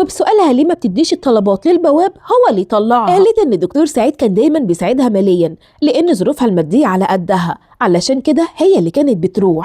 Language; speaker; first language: Arabic; native; Arabic